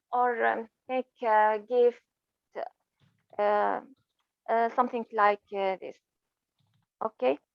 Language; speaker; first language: English; non-native, learner; Arabic